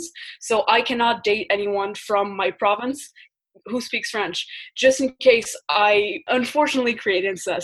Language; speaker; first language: English; early bilingual, other home language; French